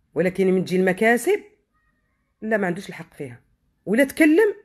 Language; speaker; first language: Arabic; native; Arabic